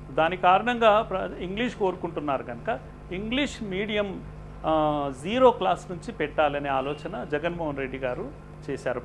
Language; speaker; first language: Telugu; native; Telugu